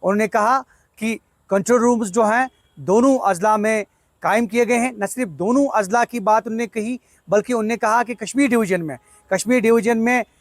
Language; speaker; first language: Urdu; non-native, local second language; Kashmiri